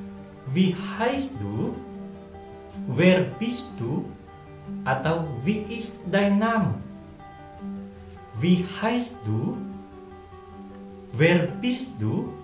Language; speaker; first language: German; non-native, fluent; Indonesian